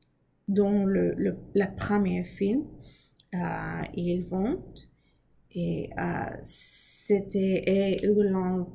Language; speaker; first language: French; non-native, learner; English